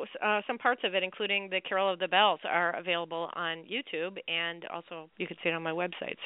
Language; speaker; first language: English; native; English